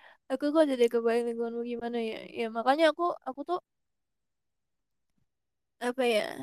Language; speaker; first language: Indonesian; native; Indonesian